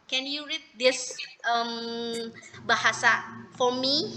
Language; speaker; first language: English; non-native, learner; Javanese